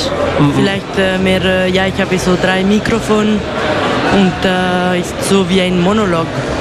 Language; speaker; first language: German; non-native, local second language; Italian